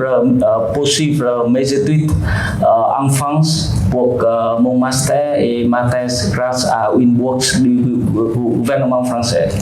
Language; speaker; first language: French; non-native, fluent; Vietnamese